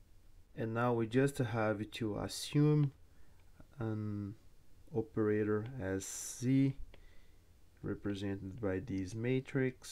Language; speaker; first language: English; non-native, fluent; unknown